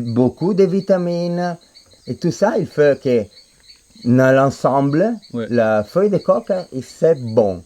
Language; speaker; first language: French; non-native, fluent; Spanish